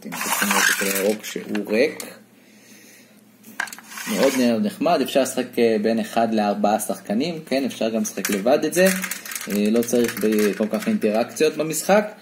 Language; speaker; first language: Hebrew; native; Hebrew